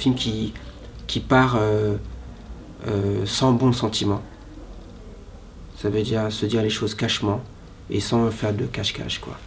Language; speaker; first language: French; native; French